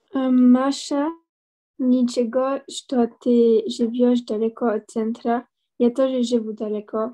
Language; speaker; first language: Russian; non-native, learner; French